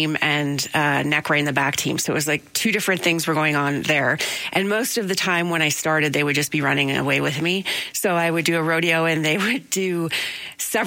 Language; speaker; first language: English; native; English